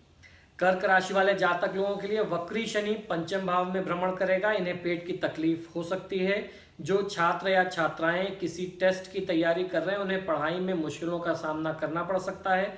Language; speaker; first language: Hindi; native; Hindi